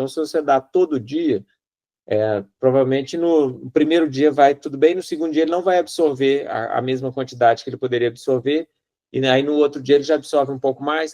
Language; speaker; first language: Portuguese; native; Portuguese